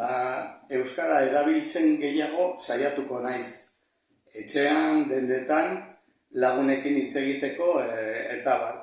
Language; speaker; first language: Basque; non-native, learner; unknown